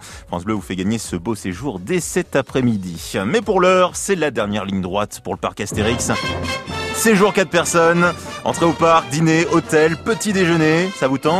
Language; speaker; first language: French; native; French